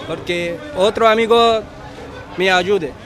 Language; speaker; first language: Spanish; non-native, learner; Haitian Creole